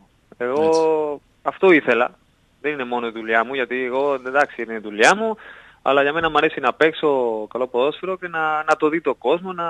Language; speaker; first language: Greek; non-native, learner; Spanish